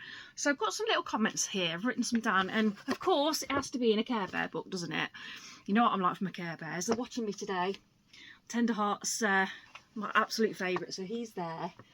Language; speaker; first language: English; native; English